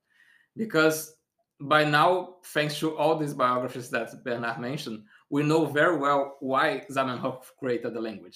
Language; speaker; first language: English; non-native, fluent; Portuguese